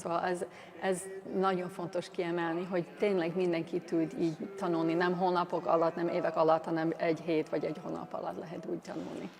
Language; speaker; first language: Hungarian; early bilingual, heritage; English